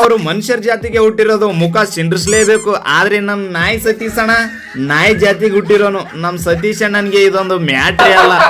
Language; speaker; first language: Kannada; native; Kannada